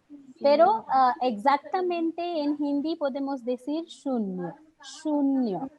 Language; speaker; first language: Spanish; non-native, learner; Hindi